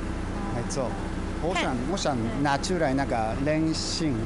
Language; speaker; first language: Chinese; non-native, fluent; Japanese